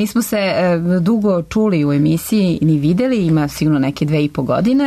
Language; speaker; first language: Serbian; native; Serbian